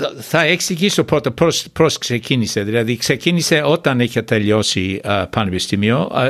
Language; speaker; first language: Greek; non-native, fluent; English